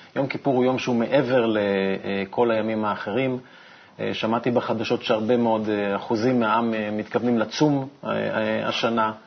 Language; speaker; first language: Hebrew; native; Hebrew